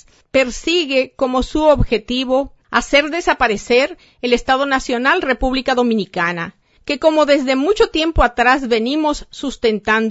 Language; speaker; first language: Spanish; native; Spanish